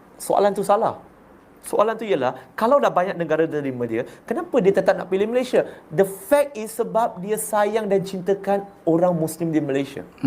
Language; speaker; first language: Malay; non-native, local second language; Chinese